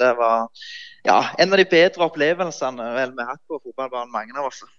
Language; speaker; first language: Norwegian; native; Norwegian